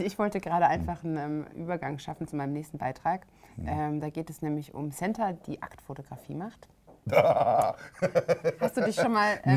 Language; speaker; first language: German; native; German